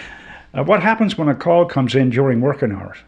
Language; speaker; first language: English; native; English